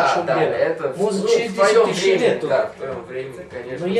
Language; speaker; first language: Russian; native; Russian